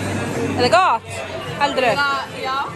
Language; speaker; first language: Icelandic; non-native, learner; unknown